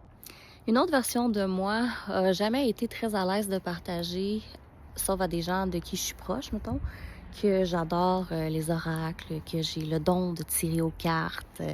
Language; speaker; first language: French; native; French